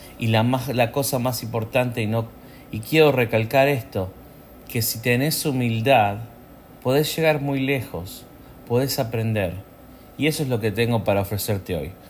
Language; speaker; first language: Spanish; native; Spanish